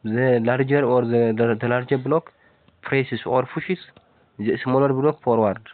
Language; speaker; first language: English; non-native, local second language; Amharic